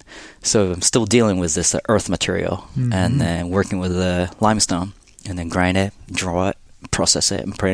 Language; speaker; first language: English; non-native, fluent; Japanese